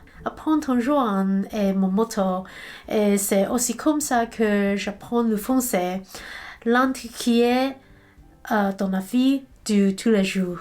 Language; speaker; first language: French; non-native, learner; Cantonese